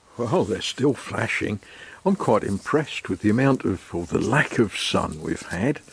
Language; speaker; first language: English; native; English